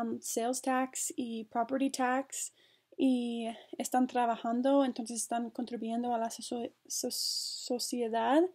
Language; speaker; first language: Spanish; non-native, fluent; English